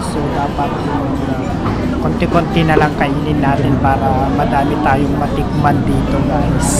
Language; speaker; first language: Filipino; native; Filipino